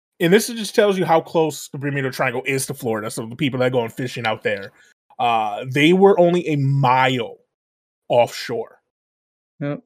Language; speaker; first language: English; native; English